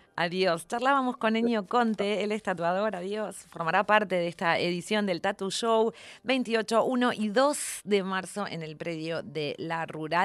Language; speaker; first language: Spanish; native; Spanish